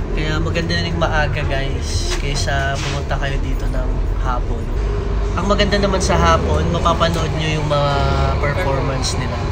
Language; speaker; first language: Filipino; native; Filipino